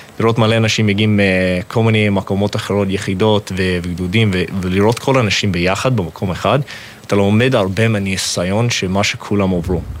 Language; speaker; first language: Hebrew; non-native, fluent; English